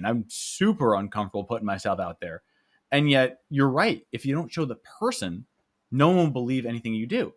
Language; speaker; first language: English; native; English